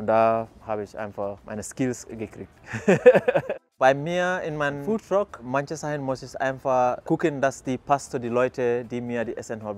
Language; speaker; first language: German; non-native, fluent; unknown